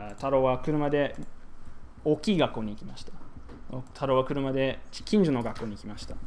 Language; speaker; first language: Japanese; non-native, fluent; English